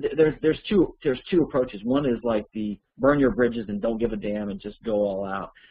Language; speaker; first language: English; native; English